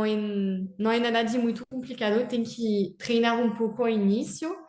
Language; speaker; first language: Portuguese; non-native, fluent; French